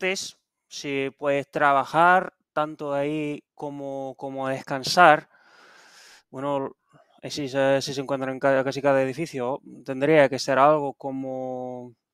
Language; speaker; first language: Spanish; non-native, fluent; Dutch